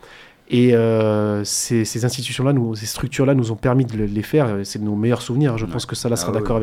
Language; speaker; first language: French; early bilingual, other home language; Arabic